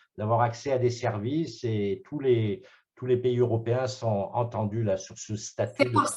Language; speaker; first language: French; native; French